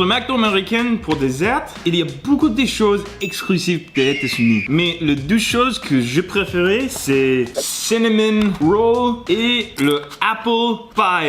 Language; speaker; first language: French; non-native, learner; English